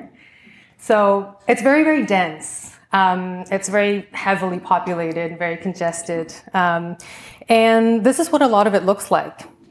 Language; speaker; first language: English; native; English